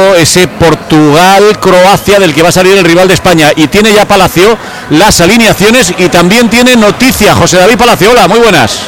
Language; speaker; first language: Spanish; native; Spanish